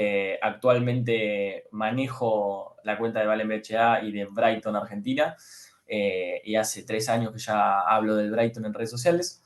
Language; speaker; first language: Spanish; native; Spanish